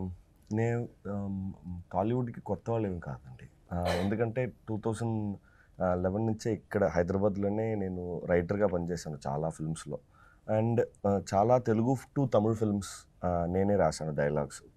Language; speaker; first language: Telugu; non-native, local second language; Tamil